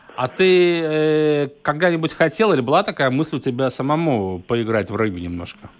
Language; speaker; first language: Russian; native; Russian